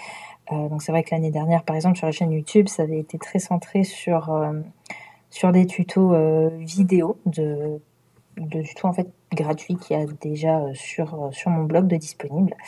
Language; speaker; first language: French; native; French